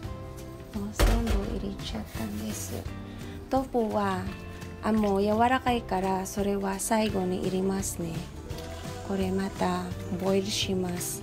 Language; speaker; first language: Japanese; non-native, fluent; Filipino